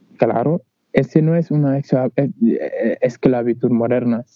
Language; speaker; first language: Spanish; non-native, learner; Wolof